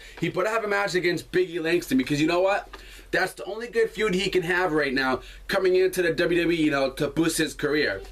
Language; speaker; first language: English; native; English